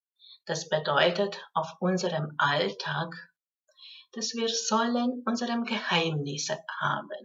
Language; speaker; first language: German; non-native, fluent; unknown